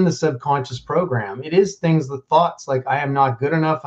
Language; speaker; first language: English; native; English